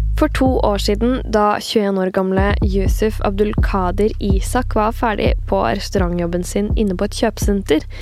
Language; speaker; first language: Norwegian; native; Norwegian